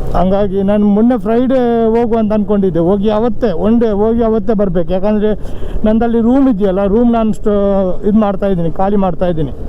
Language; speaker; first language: Kannada; non-native, local second language; Badaga